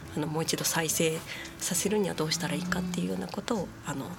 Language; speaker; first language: Japanese; native; Japanese